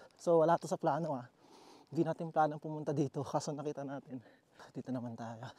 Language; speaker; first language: Filipino; native; Filipino